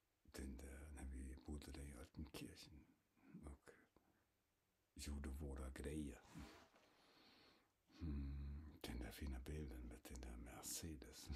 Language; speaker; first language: Swedish; non-native, fluent; German